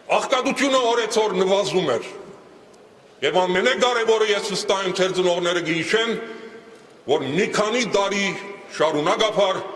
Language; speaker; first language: Armenian; early bilingual, heritage; Armenian